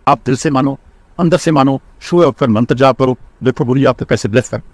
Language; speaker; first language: Hindi; non-native, local second language; Punjabi